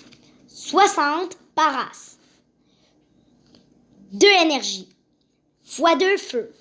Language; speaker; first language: French; native; French